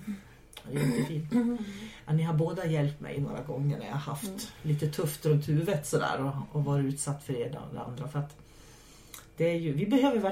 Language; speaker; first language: Swedish; native; Swedish